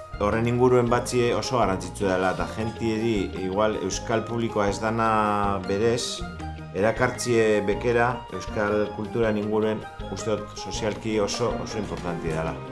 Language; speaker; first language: Basque; native; Basque